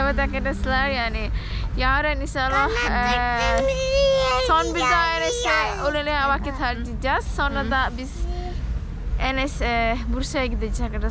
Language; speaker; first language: Turkish; non-native, learner; Indonesian